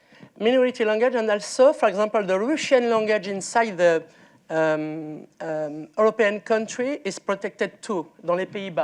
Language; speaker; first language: English; non-native, learner; French